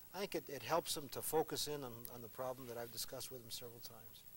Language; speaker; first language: English; early bilingual, other home language; Spanish